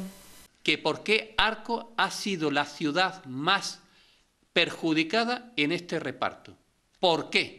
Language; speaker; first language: Spanish; native; Spanish